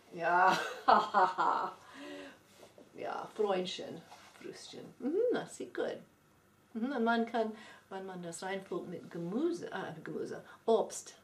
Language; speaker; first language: German; non-native, fluent; English